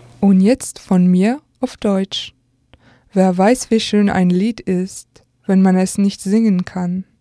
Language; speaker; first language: German; non-native, fluent; French